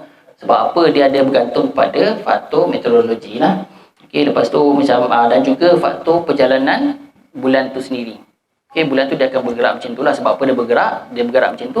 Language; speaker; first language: Malay; native; Malay